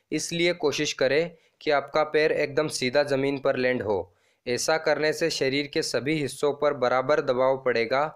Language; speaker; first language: Hindi; non-native, local second language; Marathi